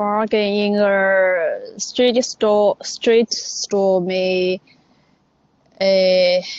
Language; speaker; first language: English; non-native, learner; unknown